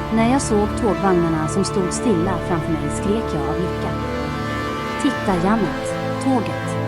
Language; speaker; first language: Swedish; non-native, fluent; Croatian